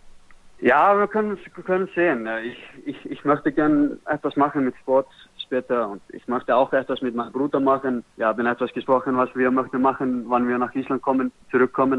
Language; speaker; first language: German; non-native, learner; Icelandic